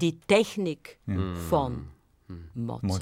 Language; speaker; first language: German; non-native, fluent; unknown